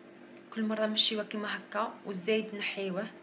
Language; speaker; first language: Arabic; native; Arabic